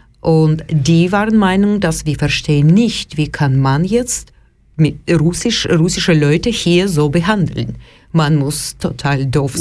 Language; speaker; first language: German; non-native, fluent; Russian